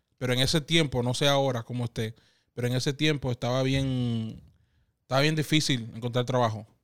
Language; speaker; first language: Spanish; native; Spanish